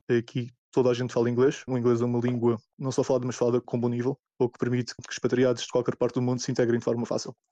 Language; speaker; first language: Portuguese; native; Portuguese